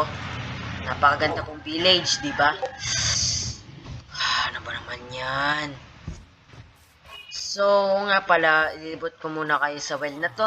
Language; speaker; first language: Filipino; native; Filipino